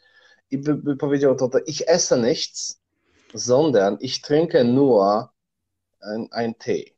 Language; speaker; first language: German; non-native, fluent; Polish